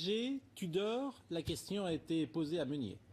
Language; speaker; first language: French; native; French